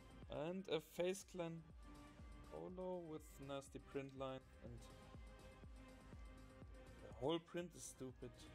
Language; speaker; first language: English; non-native, fluent; German